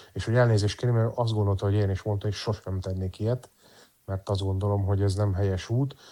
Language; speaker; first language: Hungarian; native; Hungarian